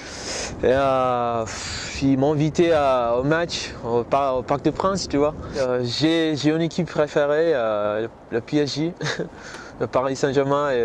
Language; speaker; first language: French; non-native, learner; English